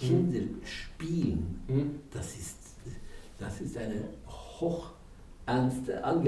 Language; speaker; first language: German; non-native, fluent; Norwegian